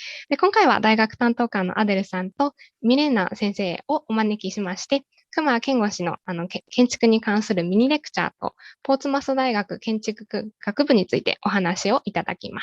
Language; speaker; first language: Japanese; native; Japanese